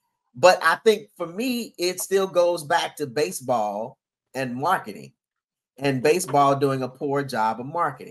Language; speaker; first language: English; native; English